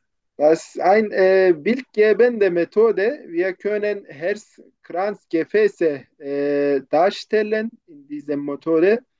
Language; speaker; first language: German; non-native, learner; Turkish